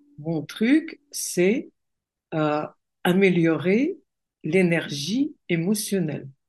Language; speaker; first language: French; non-native, fluent; Russian